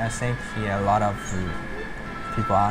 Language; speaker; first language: English; non-native, learner; Chinese